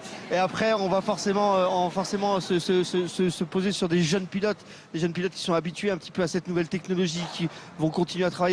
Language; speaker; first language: French; native; French